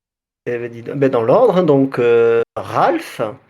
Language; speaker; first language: French; native; French